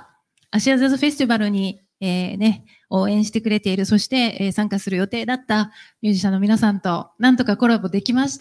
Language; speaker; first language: Japanese; native; Japanese